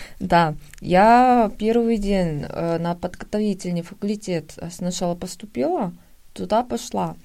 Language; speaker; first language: Russian; non-native, fluent; Korean